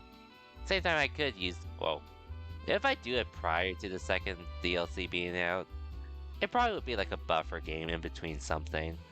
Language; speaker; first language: English; native; English